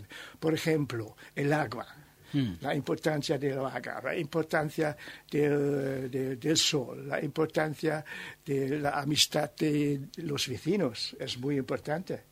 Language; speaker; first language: Spanish; non-native, learner; German